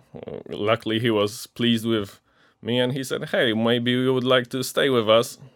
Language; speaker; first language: English; non-native, fluent; Polish